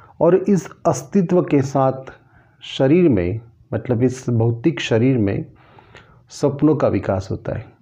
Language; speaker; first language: Hindi; non-native, local second language; Marathi